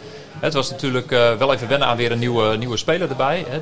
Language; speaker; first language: Dutch; native; Dutch